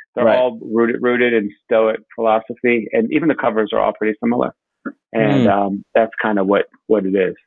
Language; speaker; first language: English; native; English